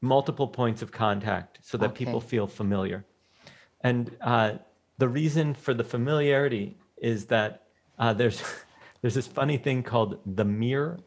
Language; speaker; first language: English; native; English